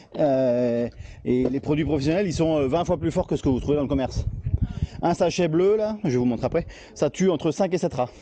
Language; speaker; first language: French; native; French